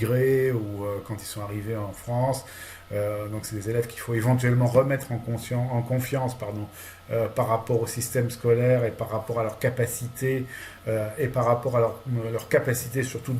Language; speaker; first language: French; native; French